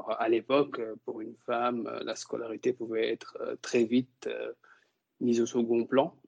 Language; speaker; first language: French; non-native, local second language; Wolof